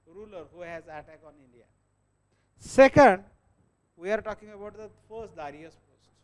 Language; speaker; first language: English; non-native, local second language; Marathi